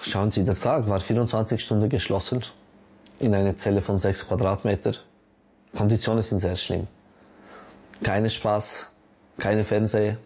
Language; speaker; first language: German; non-native, local second language; French